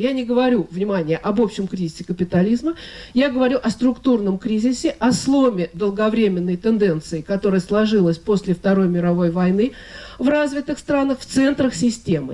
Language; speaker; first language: Russian; native; Russian